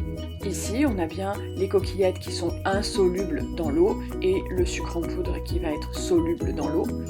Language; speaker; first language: French; native; French